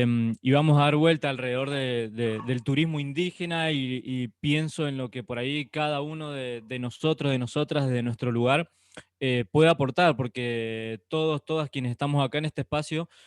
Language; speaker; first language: Spanish; native; Spanish